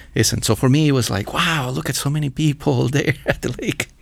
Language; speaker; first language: English; non-native, fluent; Spanish